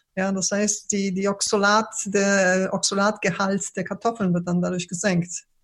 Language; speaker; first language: German; early bilingual, other home language; Polish